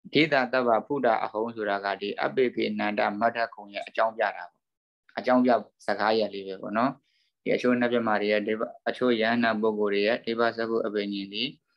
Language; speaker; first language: Burmese; native; Burmese